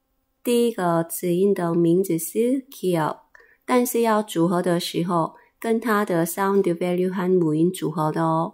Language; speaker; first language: Chinese; non-native, fluent; Korean